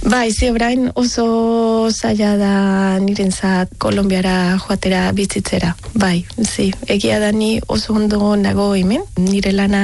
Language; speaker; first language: Basque; non-native, learner; Spanish